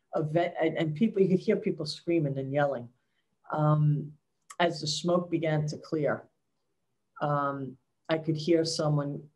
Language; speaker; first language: English; native; English